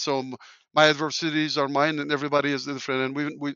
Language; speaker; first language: English; non-native, fluent; Turkish